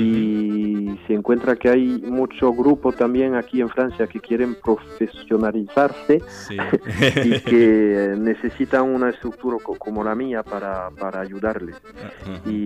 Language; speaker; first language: Spanish; early bilingual, heritage; French